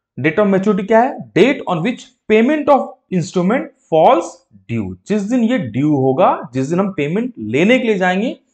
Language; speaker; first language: Hindi; native; Hindi